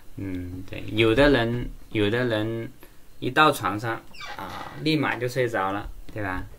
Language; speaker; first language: Chinese; native; Chinese